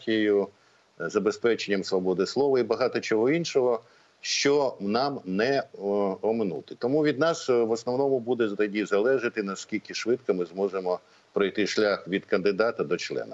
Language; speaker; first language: Ukrainian; native; Ukrainian